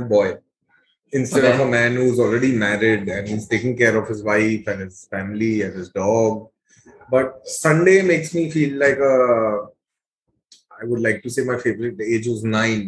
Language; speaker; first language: English; non-native, local second language; Hindi